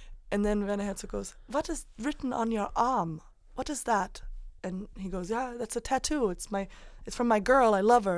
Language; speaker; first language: English; early bilingual, other home language; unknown